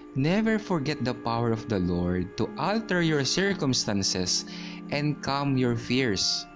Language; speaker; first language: English; non-native, local second language; Filipino